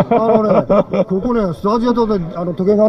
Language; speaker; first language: Japanese; native; Japanese